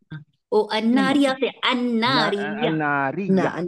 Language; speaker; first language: Arabic; non-native, learner; Malay